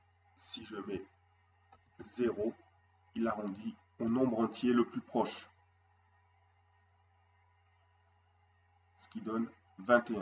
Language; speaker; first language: French; native; French